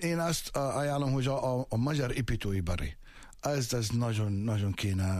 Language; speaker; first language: Hungarian; non-native, fluent; Arabic